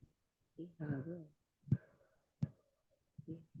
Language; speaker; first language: German; non-native, learner; Indonesian